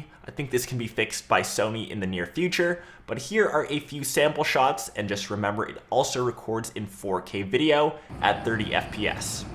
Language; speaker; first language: English; native; English